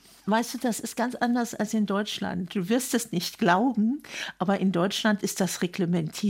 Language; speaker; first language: German; native; German